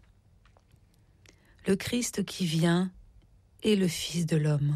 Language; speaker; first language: French; native; French